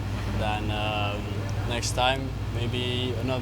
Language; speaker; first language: English; non-native, learner; Indonesian